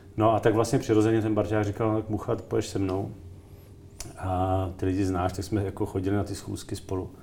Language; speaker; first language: Czech; native; Czech